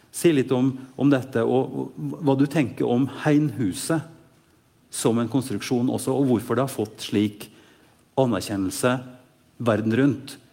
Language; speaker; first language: Norwegian; native; Norwegian